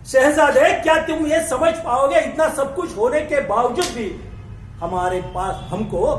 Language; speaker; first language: Hindi; non-native, local second language; Marathi